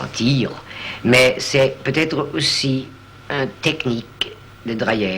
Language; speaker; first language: French; non-native, learner; Danish